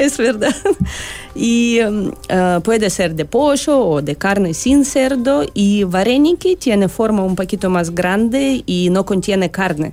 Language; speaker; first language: Spanish; non-native, learner; Russian